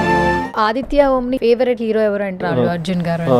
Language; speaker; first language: Telugu; native; Telugu